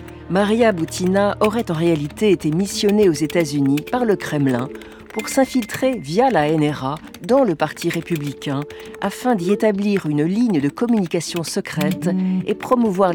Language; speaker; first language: French; native; French